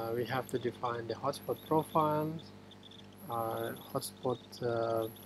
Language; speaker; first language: English; non-native, fluent; Indonesian